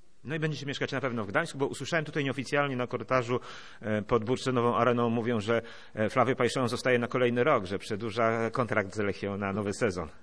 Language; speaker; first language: Polish; native; Polish